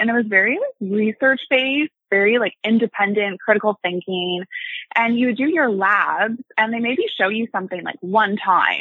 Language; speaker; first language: English; native; English